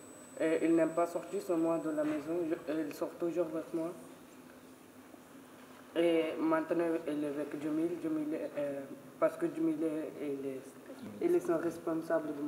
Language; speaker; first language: French; non-native, learner; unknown